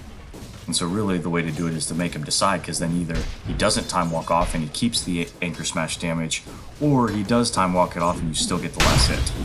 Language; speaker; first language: English; native; English